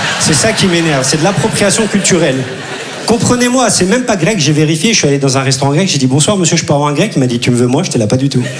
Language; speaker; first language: French; early bilingual, other home language; Turkish